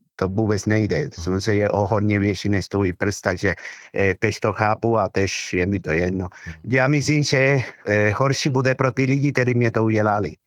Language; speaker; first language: Czech; non-native, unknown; Spanish